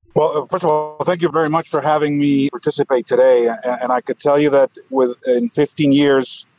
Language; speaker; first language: English; non-native, fluent; Spanish